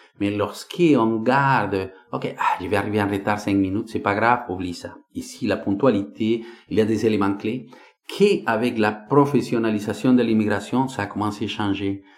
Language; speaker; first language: French; non-native, fluent; Spanish